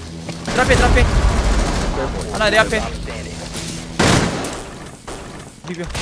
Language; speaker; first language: Korean; native; Korean